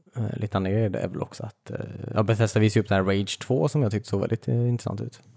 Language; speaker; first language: Swedish; native; Swedish